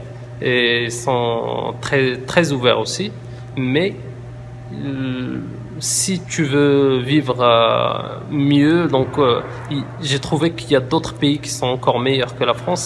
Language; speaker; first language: French; non-native, local second language; Arabic